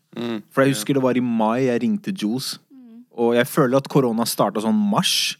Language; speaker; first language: Norwegian; early bilingual, other home language; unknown